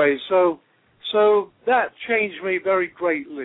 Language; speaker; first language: English; native; English